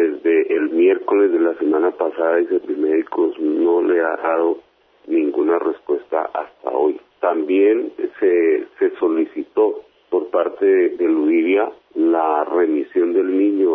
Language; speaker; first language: Spanish; native; Spanish